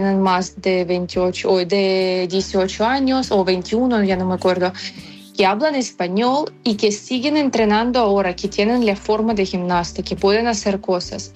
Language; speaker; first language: Spanish; non-native, fluent; Ukrainian